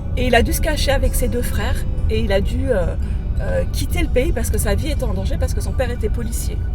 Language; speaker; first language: French; early bilingual, other home language; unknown